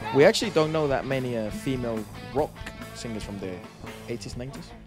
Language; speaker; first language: English; non-native, fluent; Spanish